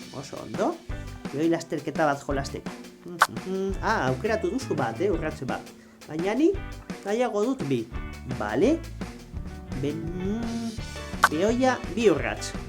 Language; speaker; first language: Basque; non-native, local second language; Spanish